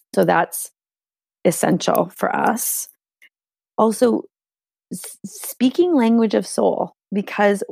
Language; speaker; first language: English; non-native, fluent; Hungarian